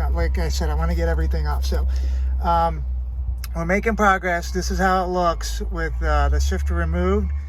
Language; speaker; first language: English; native; English